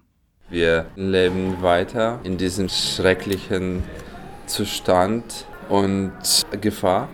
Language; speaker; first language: German; non-native, fluent; Ukrainian